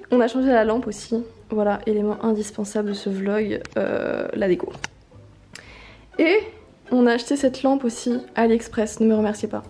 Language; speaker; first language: French; native; French